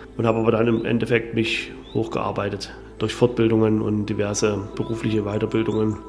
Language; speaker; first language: German; native; German